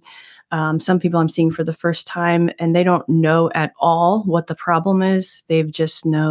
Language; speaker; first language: English; native; English